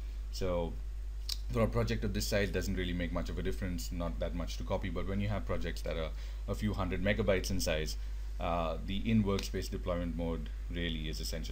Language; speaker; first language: English; native; English